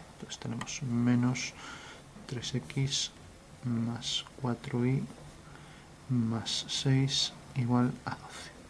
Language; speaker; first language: Spanish; native; Spanish